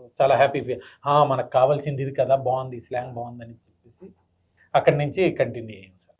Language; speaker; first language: Telugu; native; Telugu